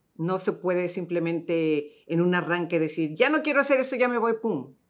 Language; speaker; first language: Spanish; native; Spanish